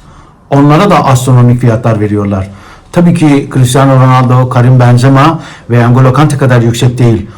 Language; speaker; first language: Turkish; native; Turkish